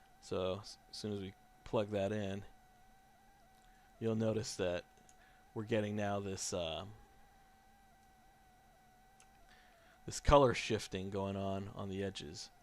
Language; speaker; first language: English; native; English